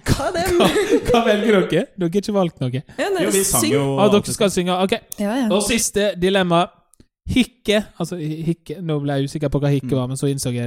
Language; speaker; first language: Norwegian; native; Norwegian